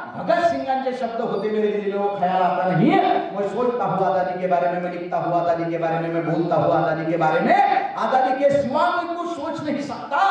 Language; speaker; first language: Hindi; non-native, local second language; Marathi